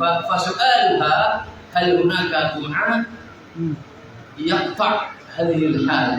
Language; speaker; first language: Arabic; non-native, fluent; Indonesian